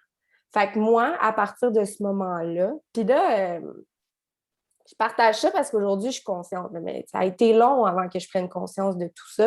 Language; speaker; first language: French; native; French